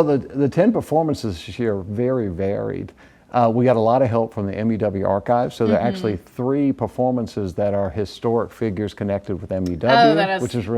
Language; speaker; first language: English; native; English